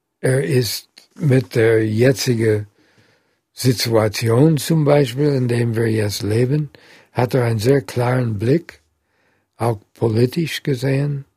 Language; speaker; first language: German; non-native, fluent; English